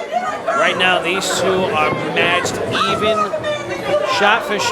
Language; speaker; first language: English; native; English